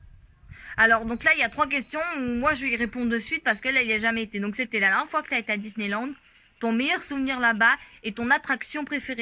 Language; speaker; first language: French; native; French